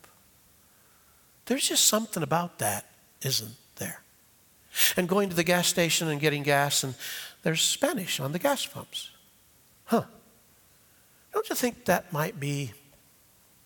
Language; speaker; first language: English; native; English